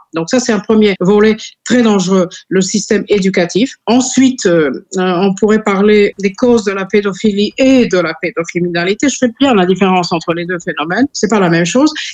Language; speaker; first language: French; non-native, fluent; Serbian